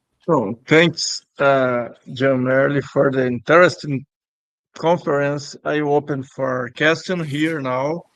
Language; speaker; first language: English; non-native, learner; Portuguese